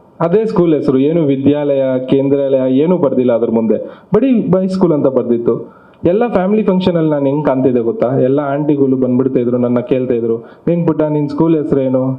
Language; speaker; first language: Kannada; non-native, local second language; Marwari